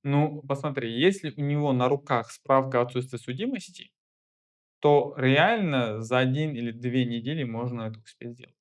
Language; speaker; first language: Russian; non-native, fluent; Armenian